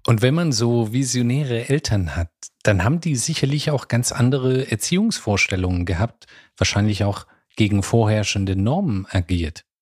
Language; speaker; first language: German; native; German